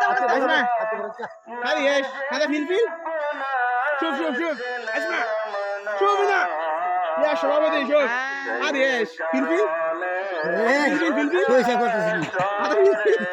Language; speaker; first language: Arabic; non-native, learner; Bangla